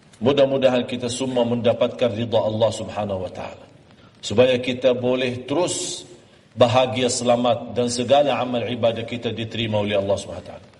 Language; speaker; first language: Malay; non-native, fluent; Arabic